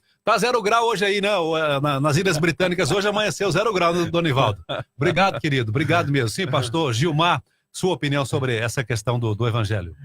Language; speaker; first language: Portuguese; native; Portuguese